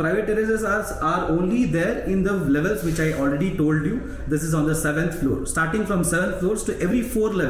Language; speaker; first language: English; non-native, local second language; Hindi